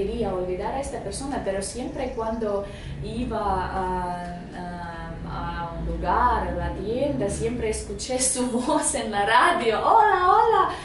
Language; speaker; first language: Spanish; non-native, fluent; Russian